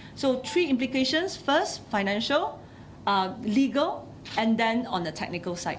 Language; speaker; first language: English; non-native, local second language; Chinese